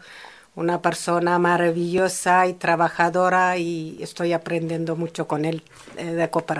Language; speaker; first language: Spanish; non-native, fluent; Amharic